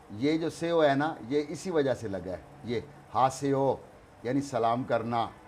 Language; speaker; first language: Urdu; non-native, local second language; Punjabi